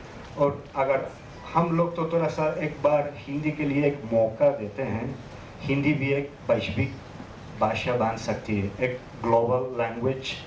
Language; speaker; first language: Hindi; non-native, fluent; Spanish